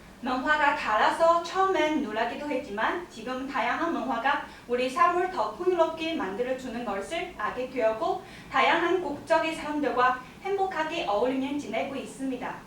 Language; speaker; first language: Korean; non-native, learner; Chinese